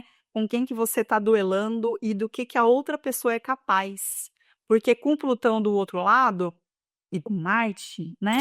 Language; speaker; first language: Portuguese; native; Portuguese